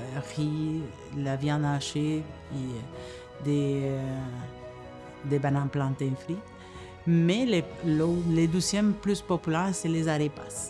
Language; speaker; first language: French; non-native, fluent; Spanish